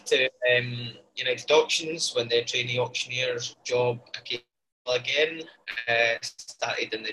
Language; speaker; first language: English; native; English